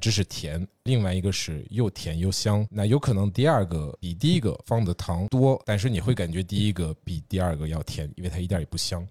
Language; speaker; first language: Chinese; non-native, fluent; French